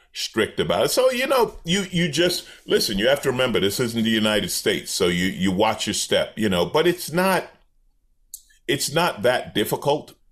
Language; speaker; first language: English; native; English